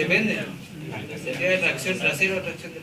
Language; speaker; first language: Spanish; native; Spanish